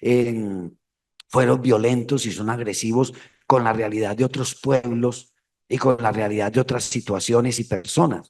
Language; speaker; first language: Spanish; native; Spanish